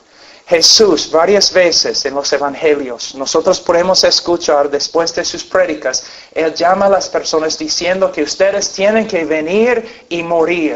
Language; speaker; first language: Spanish; non-native, fluent; English